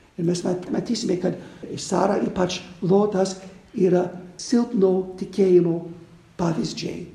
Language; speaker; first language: Lithuanian; non-native, fluent; English